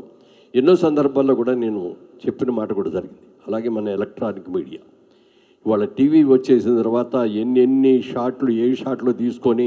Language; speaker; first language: Telugu; native; Telugu